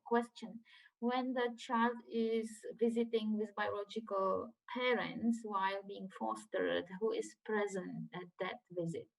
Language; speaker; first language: English; non-native, fluent; Czech